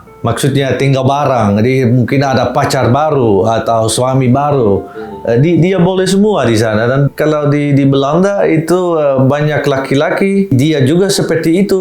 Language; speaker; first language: Indonesian; non-native, fluent; Dutch